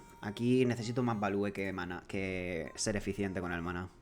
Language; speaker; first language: Spanish; native; Spanish